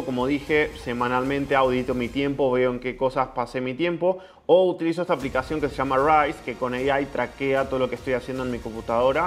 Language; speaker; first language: Spanish; native; Spanish